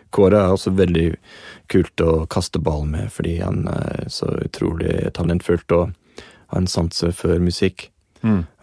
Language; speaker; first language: Norwegian; non-native, fluent; English